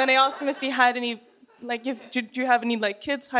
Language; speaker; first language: English; native; English